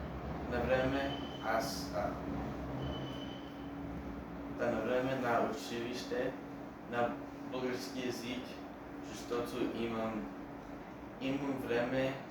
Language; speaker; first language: Bulgarian; non-native, learner; English